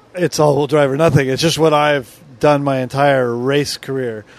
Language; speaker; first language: English; native; English